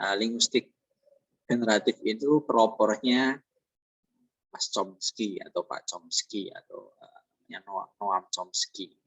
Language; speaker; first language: Indonesian; non-native, local second language; Javanese